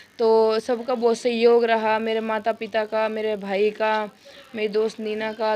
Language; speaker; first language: Hindi; native; Hindi